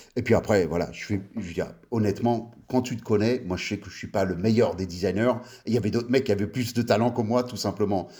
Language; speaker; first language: French; early bilingual, other home language; Italian